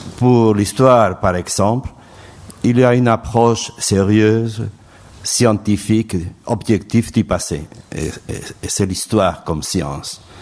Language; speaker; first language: French; non-native, fluent; Spanish